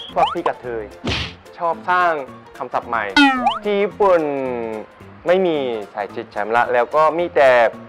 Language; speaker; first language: Thai; non-native, fluent; Japanese